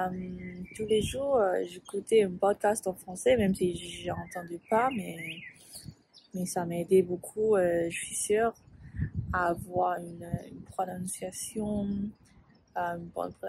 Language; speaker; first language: French; non-native, learner; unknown